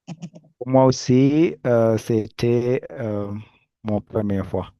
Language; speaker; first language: French; non-native, learner; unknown